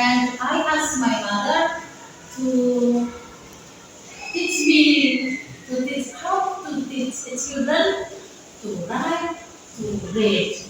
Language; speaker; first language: English; non-native, learner; Indonesian